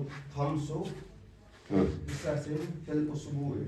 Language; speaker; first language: Arabic; non-native, learner; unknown